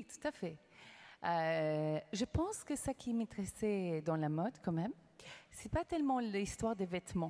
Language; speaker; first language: French; non-native, fluent; English